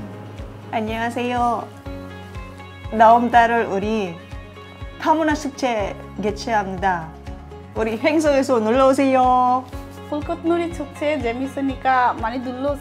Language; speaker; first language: Korean; non-native, learner; Bangla